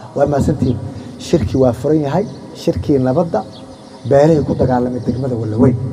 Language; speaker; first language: Somali; native; Somali